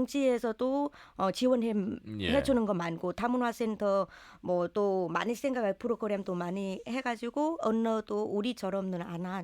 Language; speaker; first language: Korean; non-native, learner; Vietnamese